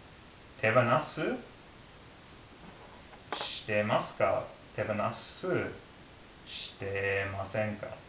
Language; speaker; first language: Japanese; non-native, learner; English